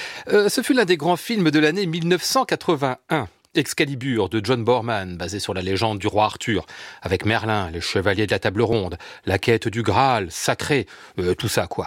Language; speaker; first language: French; native; French